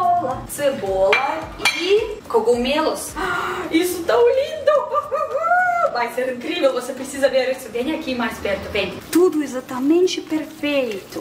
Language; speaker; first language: Portuguese; non-native, fluent; Russian